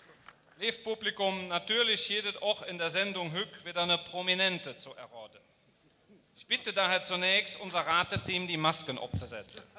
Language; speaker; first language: German; native; German